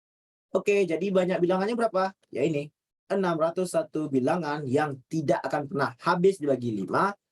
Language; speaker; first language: Indonesian; native; Indonesian